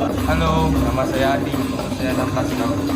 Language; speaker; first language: Indonesian; non-native, local second language; Balinese